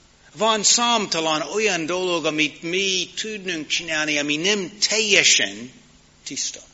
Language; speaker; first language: Hungarian; non-native, learner; English